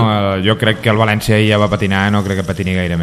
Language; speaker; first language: Catalan; native; Catalan